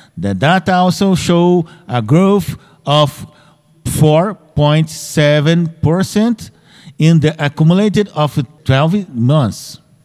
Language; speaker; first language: English; non-native, fluent; Portuguese